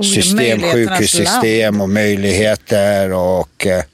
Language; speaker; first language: Swedish; early bilingual, other home language; Bosnian